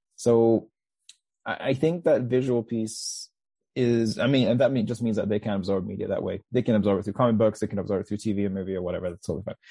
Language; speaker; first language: English; native; English